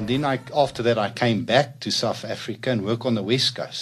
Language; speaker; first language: English; non-native, local second language; Afrikaans